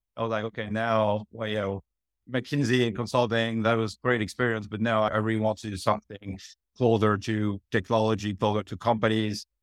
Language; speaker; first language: English; non-native, fluent; French